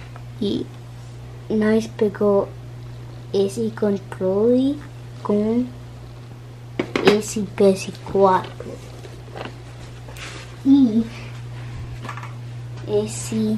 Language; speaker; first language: Portuguese; early bilingual, heritage; Portuguese